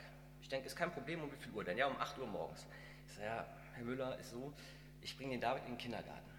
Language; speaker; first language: German; native; German